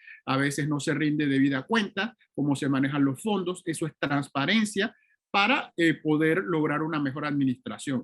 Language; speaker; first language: Spanish; native; Spanish